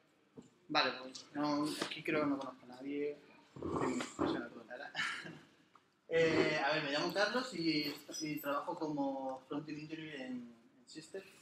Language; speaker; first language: Spanish; native; Spanish